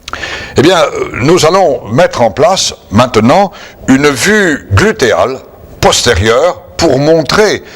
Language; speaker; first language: French; native; French